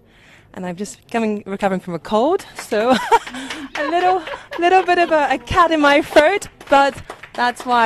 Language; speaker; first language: English; native; English